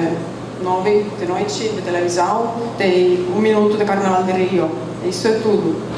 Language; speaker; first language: Portuguese; non-native, fluent; Estonian